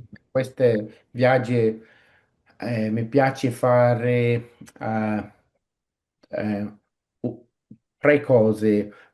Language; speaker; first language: Italian; non-native, learner; English